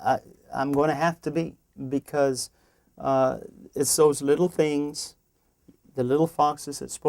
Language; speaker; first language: English; native; English